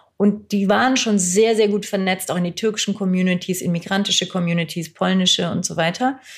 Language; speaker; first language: German; early bilingual, other home language; Turkish